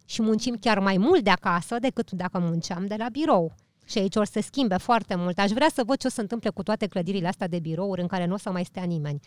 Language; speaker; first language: Romanian; early bilingual, heritage; Romanian